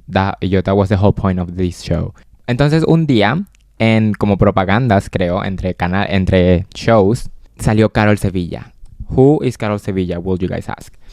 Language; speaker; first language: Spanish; native; Spanish